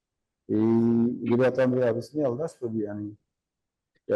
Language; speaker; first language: Russian; non-native, fluent; Bangla